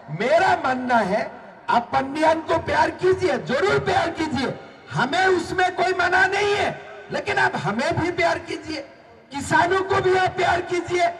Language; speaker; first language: Hindi; non-native, local second language; Assamese